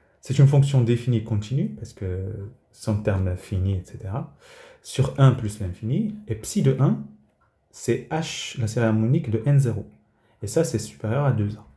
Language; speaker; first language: French; native; French